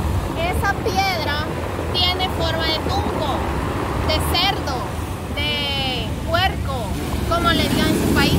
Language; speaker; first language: Spanish; native; Spanish